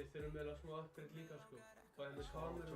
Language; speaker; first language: Icelandic; native; Icelandic